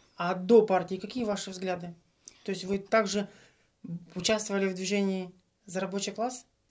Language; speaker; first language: Russian; native; Russian